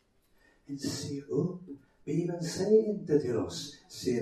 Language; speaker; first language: Swedish; non-native, fluent; English